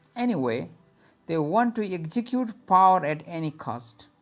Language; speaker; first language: English; non-native, local second language; Nepali